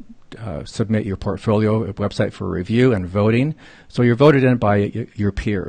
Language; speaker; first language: English; native; English